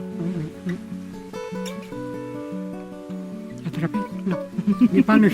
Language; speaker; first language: French; non-native, local second language; Malagasy